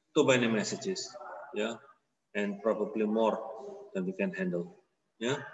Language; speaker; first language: English; non-native, fluent; Indonesian